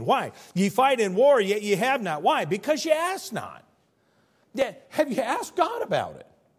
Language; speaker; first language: English; native; English